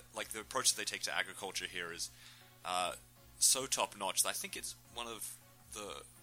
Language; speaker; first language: English; native; English